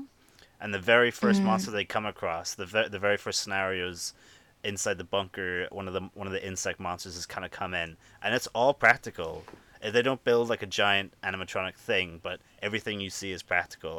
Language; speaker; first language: English; native; English